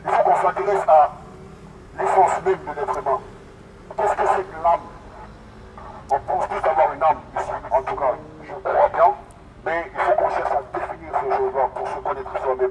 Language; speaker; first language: French; native; French